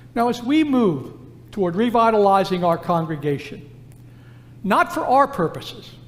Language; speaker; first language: English; native; English